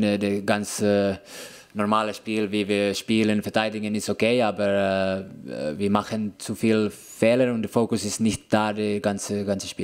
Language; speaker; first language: German; non-native, fluent; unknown